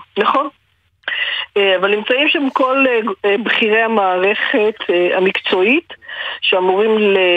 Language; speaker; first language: Hebrew; native; Hebrew